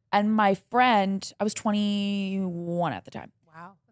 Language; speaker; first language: English; native; English